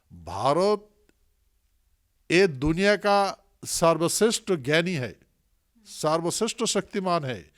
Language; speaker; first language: Hindi; non-native, local second language; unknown